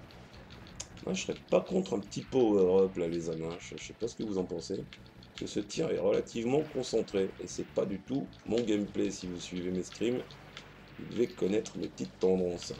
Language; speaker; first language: French; native; French